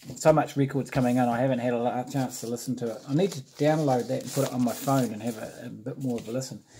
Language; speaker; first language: English; native; English